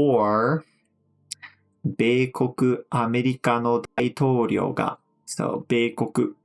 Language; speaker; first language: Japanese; non-native, fluent; English